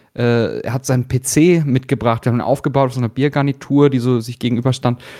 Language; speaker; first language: German; native; German